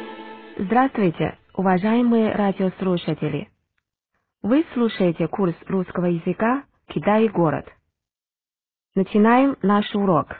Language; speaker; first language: Russian; non-native, fluent; Chinese